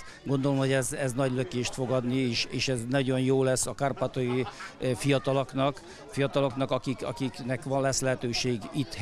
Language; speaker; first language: Hungarian; non-native, local second language; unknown